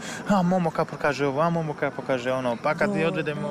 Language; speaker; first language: Serbian; native; Serbian